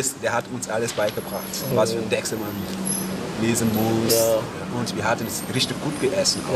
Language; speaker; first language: German; non-native, fluent; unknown